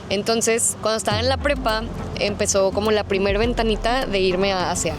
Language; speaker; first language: Spanish; native; Spanish